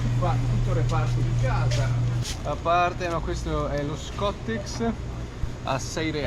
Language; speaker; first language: Italian; native; Italian